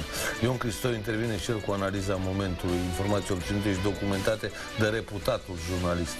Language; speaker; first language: Romanian; native; Romanian